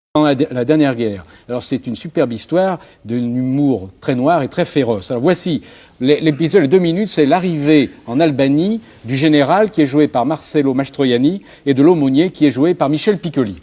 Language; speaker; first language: French; native; French